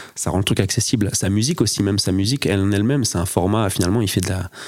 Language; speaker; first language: French; native; French